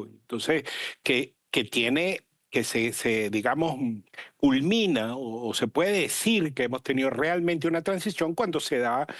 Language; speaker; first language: Spanish; native; Spanish